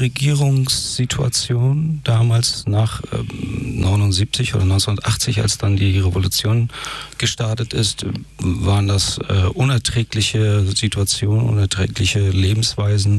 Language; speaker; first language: German; early bilingual, other home language; Persian